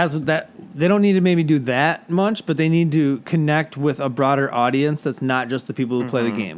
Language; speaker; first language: English; native; English